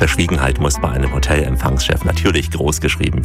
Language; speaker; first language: German; native; German